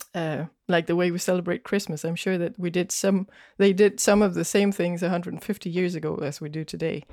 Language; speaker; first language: English; non-native, fluent; Danish